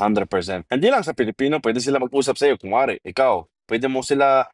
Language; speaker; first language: Filipino; non-native, fluent; Arabic